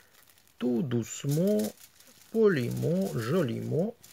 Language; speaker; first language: French; non-native, fluent; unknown